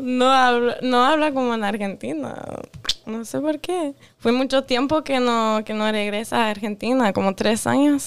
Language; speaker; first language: Spanish; non-native, local second language; French